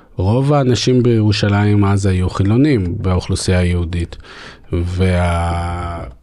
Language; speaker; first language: Hebrew; early bilingual, other home language; Russian